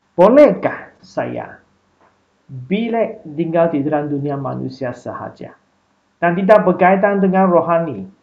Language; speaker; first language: Malay; non-native, local second language; Chinese